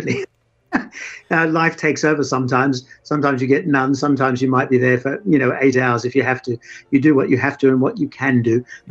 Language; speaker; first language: English; native; English